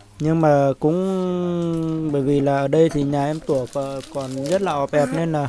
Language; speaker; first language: Vietnamese; non-native, local second language; Hmong